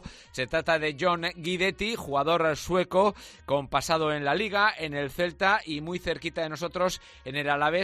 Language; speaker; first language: Spanish; native; Spanish